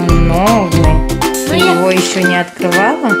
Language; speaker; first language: Russian; native; Russian